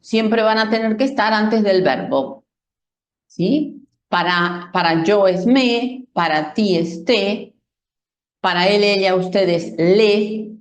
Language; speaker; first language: Spanish; non-native, fluent; Portuguese